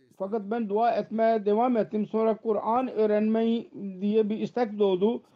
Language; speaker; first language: Turkish; non-native, fluent; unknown